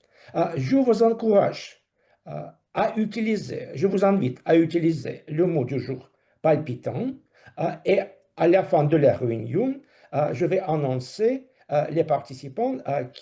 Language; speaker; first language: French; non-native, fluent; Russian